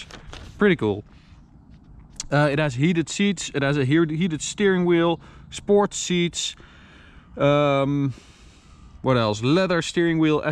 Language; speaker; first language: English; non-native, fluent; Dutch